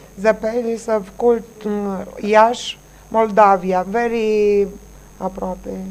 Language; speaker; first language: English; non-native, learner; Romanian